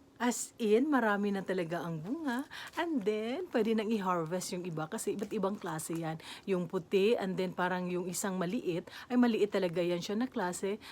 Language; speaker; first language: Filipino; native; Filipino